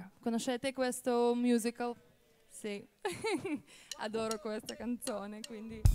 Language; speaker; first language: Italian; non-native, fluent; Russian